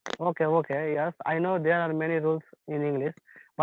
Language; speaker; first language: English; non-native, learner; Hindi